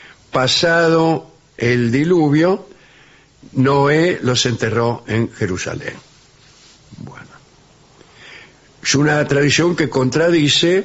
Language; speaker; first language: Spanish; native; Spanish